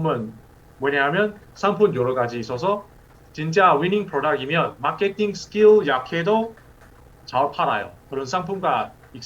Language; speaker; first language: Korean; early bilingual, heritage; English